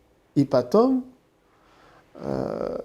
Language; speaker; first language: Russian; non-native, learner; French